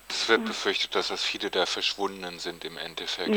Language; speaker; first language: German; native; German